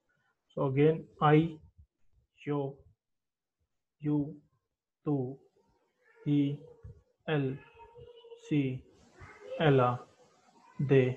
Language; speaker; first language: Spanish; non-native, learner; Hindi